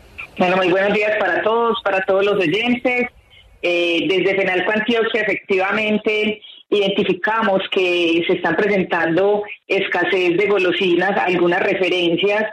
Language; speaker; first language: Spanish; native; Spanish